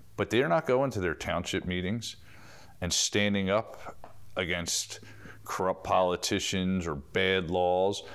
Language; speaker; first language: English; native; English